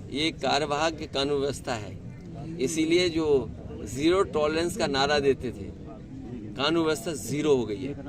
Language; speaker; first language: Hindi; native; Hindi